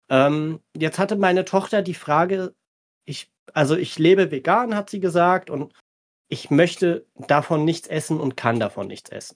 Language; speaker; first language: German; native; German